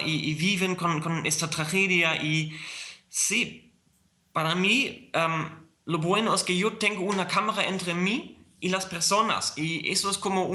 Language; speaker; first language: Spanish; non-native, fluent; German